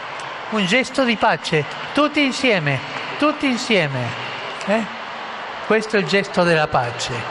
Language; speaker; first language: Italian; early bilingual, heritage; Spanish